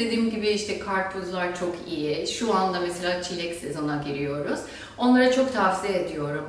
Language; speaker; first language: Turkish; non-native, fluent; German